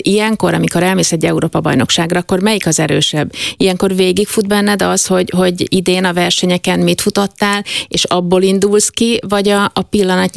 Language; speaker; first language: Hungarian; native; Hungarian